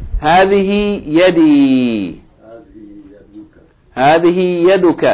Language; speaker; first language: Arabic; non-native, fluent; English